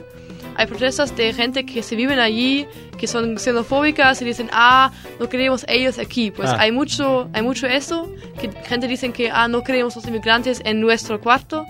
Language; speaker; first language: Spanish; non-native, learner; German